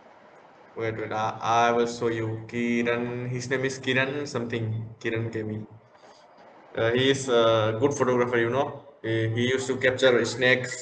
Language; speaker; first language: English; non-native, local second language; Hindi